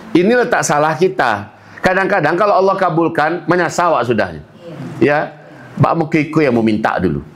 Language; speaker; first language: Malay; non-native, local second language; Minangkabau